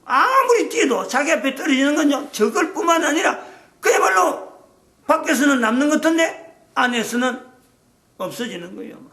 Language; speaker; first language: Korean; native; Korean